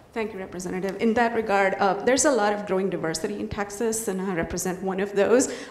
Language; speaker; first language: English; native; English